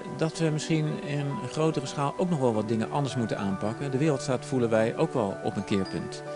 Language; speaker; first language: Dutch; native; Dutch